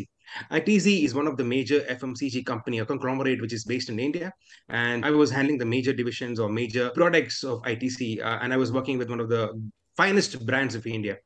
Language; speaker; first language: English; non-native, local second language; Malayalam